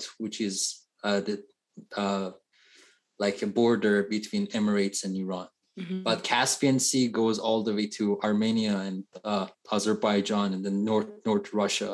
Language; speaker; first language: English; non-native, fluent; Persian